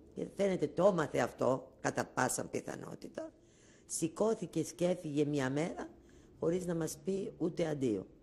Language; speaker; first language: Greek; non-native, local second language; Ladino